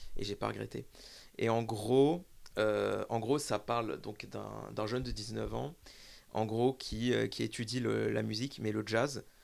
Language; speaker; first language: French; native; French